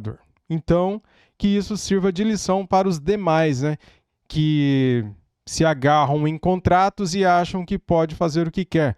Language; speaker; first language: Portuguese; native; Portuguese